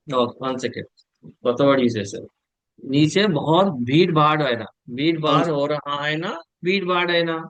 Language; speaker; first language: Hindi; non-native, local second language; Telugu